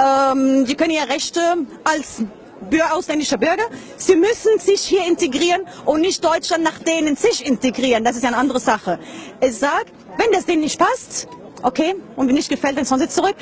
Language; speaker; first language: German; non-native, fluent; Arabic